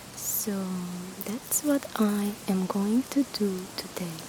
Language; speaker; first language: English; non-native, fluent; Slovenian